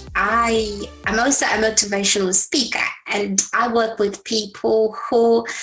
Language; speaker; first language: English; non-native, fluent; Polish